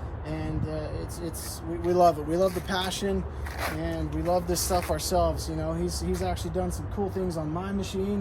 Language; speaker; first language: English; native; English